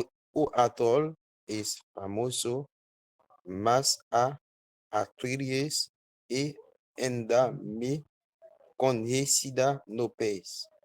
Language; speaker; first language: Portuguese; non-native, learner; Haitian Creole